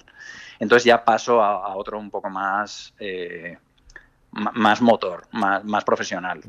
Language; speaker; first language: Spanish; native; Spanish